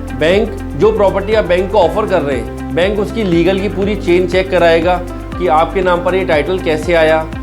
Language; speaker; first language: Hindi; native; Hindi